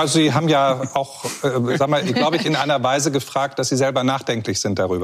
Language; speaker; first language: German; native; German